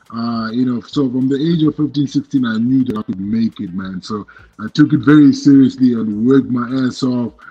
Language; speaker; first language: English; non-native, local second language; Shona